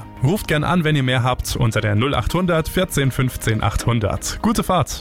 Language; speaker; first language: German; native; German